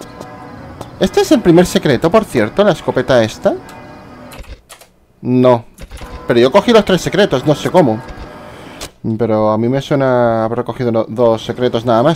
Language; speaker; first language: Spanish; native; Spanish